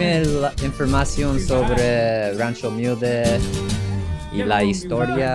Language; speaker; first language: Spanish; non-native, learner; English